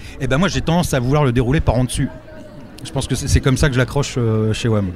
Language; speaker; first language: French; native; French